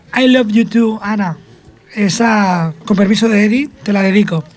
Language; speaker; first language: Spanish; non-native, fluent; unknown